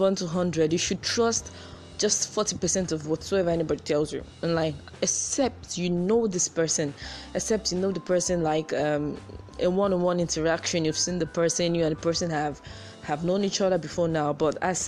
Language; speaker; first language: English; non-native, local second language; Igbo